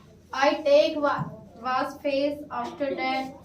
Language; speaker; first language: English; non-native, learner; Hindi